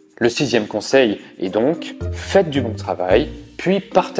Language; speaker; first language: French; native; French